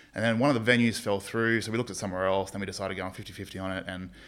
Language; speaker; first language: English; native; English